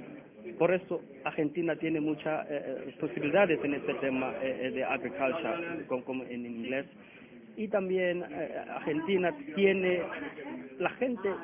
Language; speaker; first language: Spanish; non-native, learner; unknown